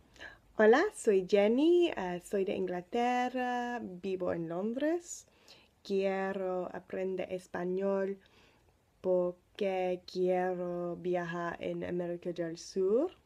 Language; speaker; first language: Spanish; non-native, learner; English